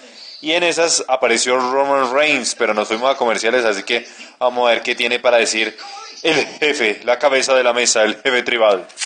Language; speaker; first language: Spanish; native; Spanish